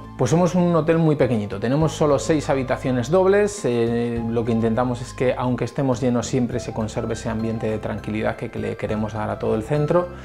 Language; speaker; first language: Spanish; native; Spanish